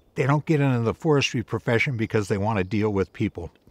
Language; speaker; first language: English; native; English